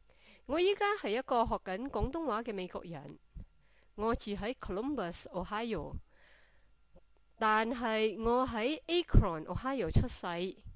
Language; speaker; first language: Cantonese; non-native, learner; English